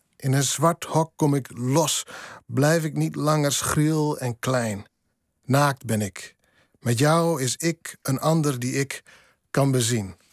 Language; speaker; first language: Dutch; non-native, local second language; Western Frisian